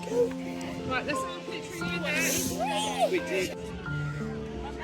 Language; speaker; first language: English; native; English